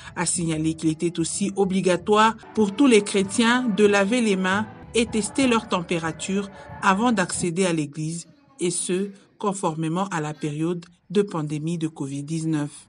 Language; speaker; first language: French; non-native, local second language; Swahili